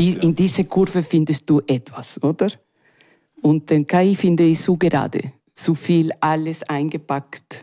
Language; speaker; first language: German; non-native, learner; Spanish